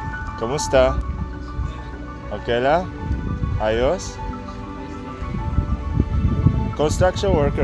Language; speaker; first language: Filipino; non-native, learner; Arabic